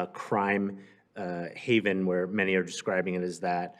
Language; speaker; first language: English; native; English